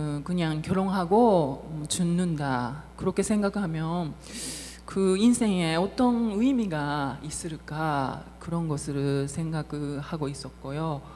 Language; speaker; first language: Korean; non-native, fluent; Japanese